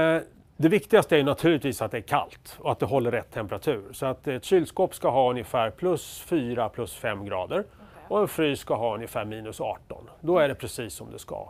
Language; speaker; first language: Swedish; native; Swedish